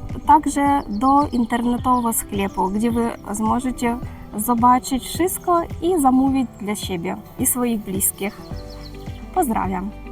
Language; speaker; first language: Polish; non-native, learner; Ukrainian